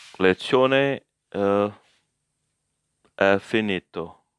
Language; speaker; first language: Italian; non-native, learner; English